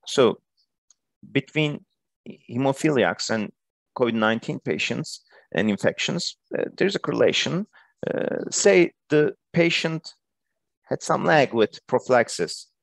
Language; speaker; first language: English; non-native, fluent; Turkish